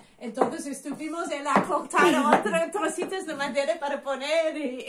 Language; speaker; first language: Spanish; non-native, learner; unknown